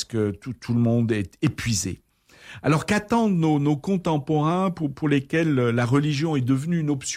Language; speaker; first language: French; native; French